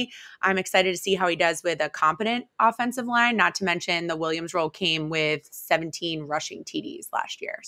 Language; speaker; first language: English; native; English